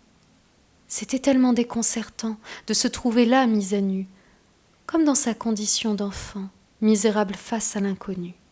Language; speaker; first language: French; native; French